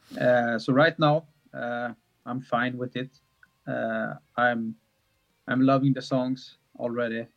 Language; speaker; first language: English; non-native, fluent; Swedish